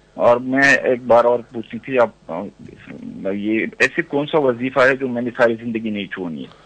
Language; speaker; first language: Urdu; non-native, local second language; Punjabi